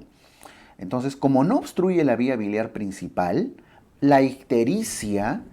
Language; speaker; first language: Spanish; native; Spanish